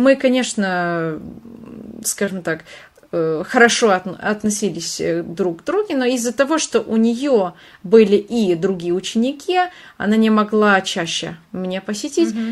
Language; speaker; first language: Russian; non-native, fluent; Hungarian